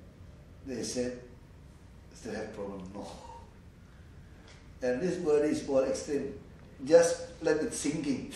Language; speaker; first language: English; non-native, learner; Indonesian